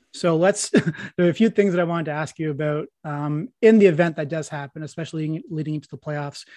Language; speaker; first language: English; native; English